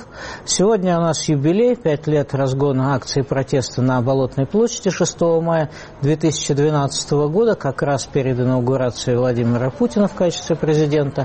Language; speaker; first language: Russian; native; Russian